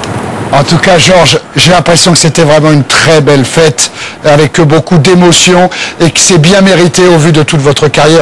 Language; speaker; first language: French; native; French